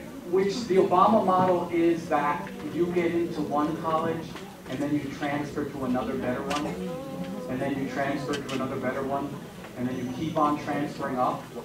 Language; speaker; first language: English; early bilingual, other home language; Spanish